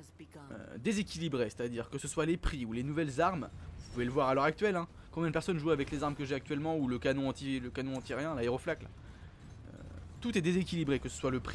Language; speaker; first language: French; native; French